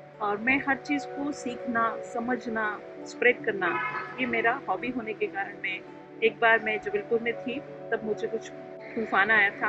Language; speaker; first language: Hindi; non-native, local second language; Telugu